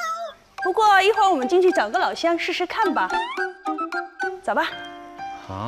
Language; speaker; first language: Chinese; native; Chinese